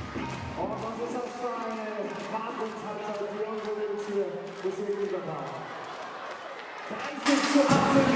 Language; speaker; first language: German; native; German